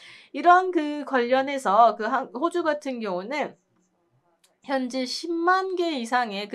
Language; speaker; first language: Korean; native; Korean